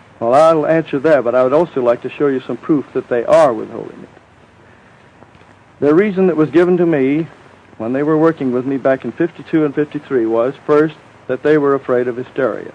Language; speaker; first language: English; native; English